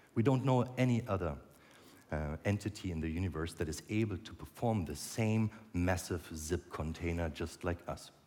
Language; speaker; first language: English; non-native, fluent; German